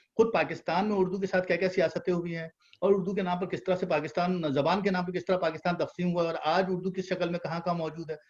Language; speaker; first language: Urdu; native; Urdu